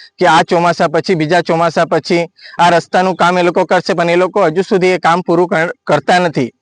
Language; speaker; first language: Gujarati; native; Gujarati